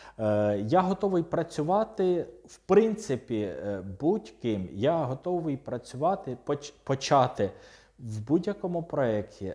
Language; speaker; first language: Ukrainian; non-native, local second language; Russian